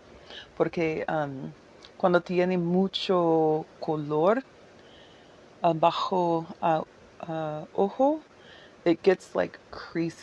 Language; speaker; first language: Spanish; non-native, learner; English